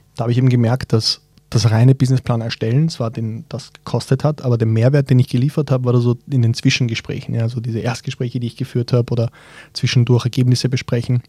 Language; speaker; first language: German; early bilingual, other home language; Bosnian